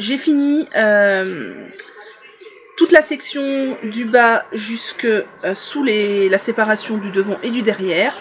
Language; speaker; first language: French; native; French